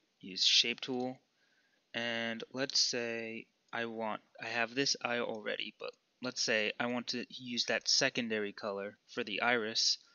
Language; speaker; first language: English; native; English